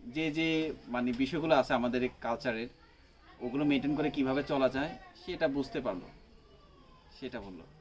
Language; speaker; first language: Bangla; native; Bangla